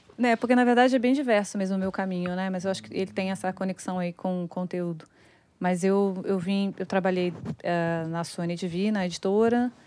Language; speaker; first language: Portuguese; native; Portuguese